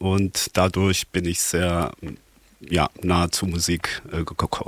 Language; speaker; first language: German; non-native, fluent; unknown